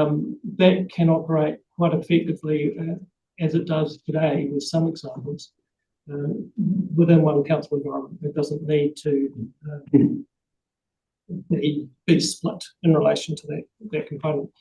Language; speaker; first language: English; native; English